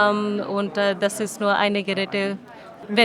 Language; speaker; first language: German; non-native, learner; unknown